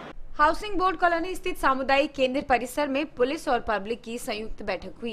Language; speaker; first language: Hindi; native; Hindi